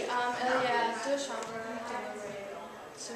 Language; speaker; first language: French; non-native, learner; English